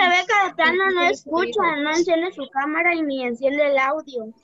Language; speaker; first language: Spanish; native; Spanish